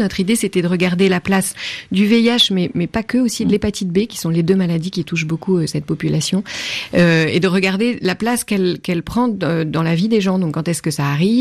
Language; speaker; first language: French; native; French